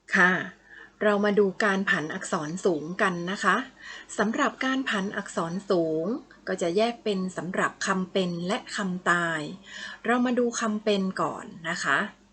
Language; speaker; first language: Thai; native; Thai